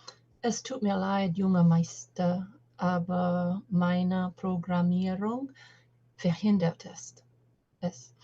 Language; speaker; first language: German; non-native, learner; English